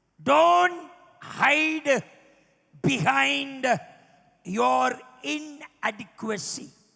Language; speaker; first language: English; non-native, local second language; Tamil